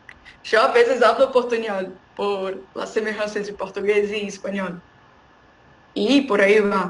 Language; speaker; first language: Spanish; non-native, fluent; Portuguese